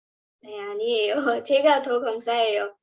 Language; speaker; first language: Korean; non-native, learner; Marathi